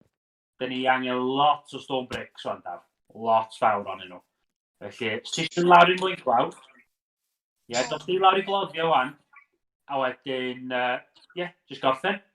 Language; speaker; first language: Welsh; native; Welsh